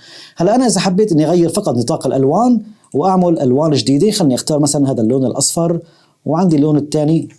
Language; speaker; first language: Arabic; native; Arabic